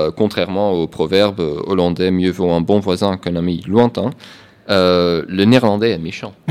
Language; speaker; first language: French; non-native, fluent; Dutch